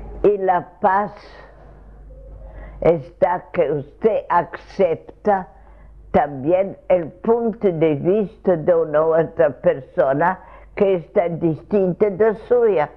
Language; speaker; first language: Spanish; non-native, fluent; Russian